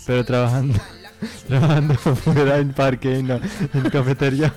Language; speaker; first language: Spanish; non-native, learner; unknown